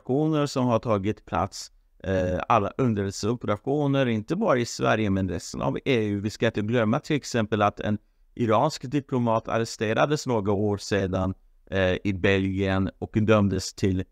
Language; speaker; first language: Swedish; non-native, fluent; Persian